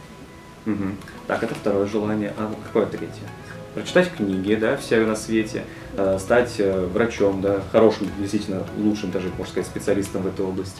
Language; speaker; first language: Russian; native; Russian